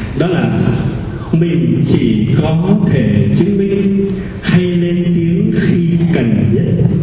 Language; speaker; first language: Vietnamese; native; Vietnamese